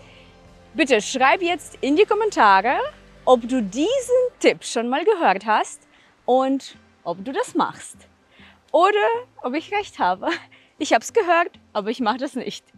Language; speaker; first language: German; non-native, fluent; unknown